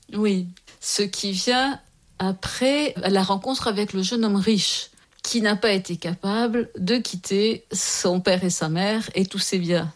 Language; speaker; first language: French; native; French